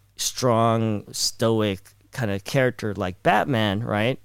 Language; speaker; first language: English; early bilingual, other home language; Filipino